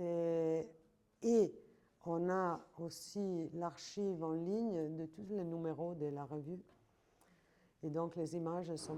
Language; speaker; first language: French; non-native, fluent; Italian